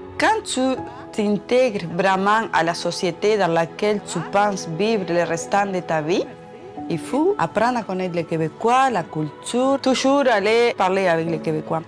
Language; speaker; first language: French; non-native, fluent; Spanish